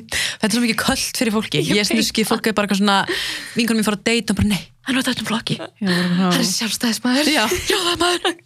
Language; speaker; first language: Icelandic; early bilingual, other home language; Arabic